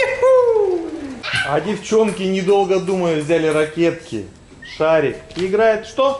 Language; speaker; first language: Russian; native; Russian